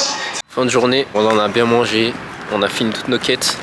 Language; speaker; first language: French; native; French